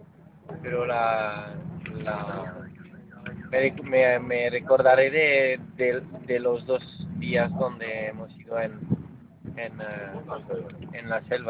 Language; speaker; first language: Spanish; non-native, fluent; French